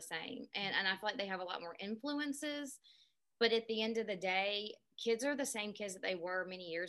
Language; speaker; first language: English; native; English